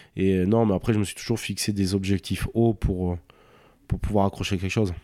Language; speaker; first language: French; native; French